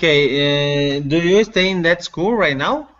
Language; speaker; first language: English; non-native, learner; Portuguese